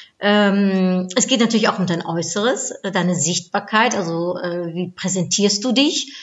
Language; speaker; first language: German; non-native, fluent; Dutch